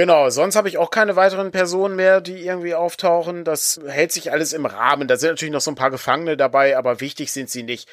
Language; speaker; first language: German; native; German